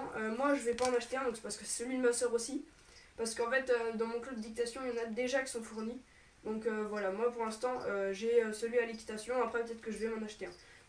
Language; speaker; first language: French; native; French